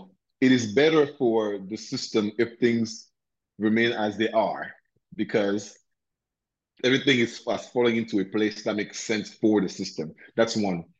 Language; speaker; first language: English; non-native, local second language; French